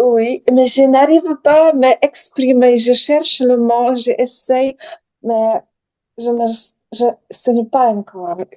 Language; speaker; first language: French; non-native, learner; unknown